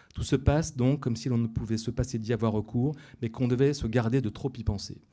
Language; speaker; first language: French; native; French